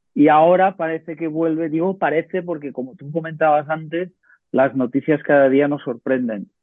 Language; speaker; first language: Spanish; native; Spanish